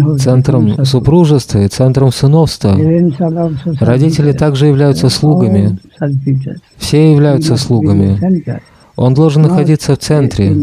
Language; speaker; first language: Russian; native; Russian